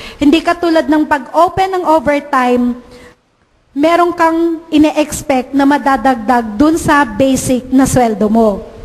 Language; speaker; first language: Filipino; native; Filipino